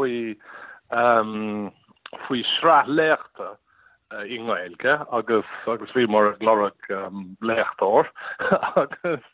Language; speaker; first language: Irish; non-native, learner; English